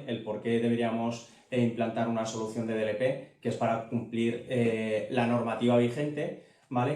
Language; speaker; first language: Spanish; native; Spanish